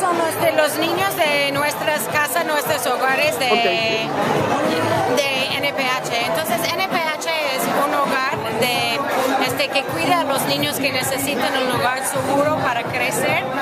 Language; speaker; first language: Spanish; non-native, fluent; English